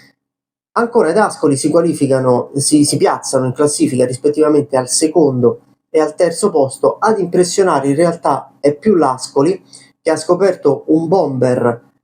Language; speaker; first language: Italian; native; Italian